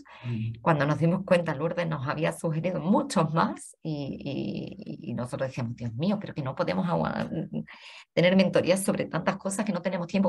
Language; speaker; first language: Spanish; native; Spanish